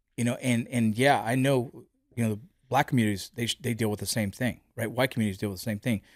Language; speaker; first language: English; early bilingual, other home language; Spanish